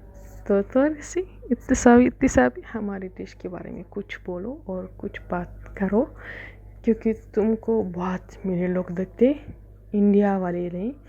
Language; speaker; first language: Hindi; non-native, fluent; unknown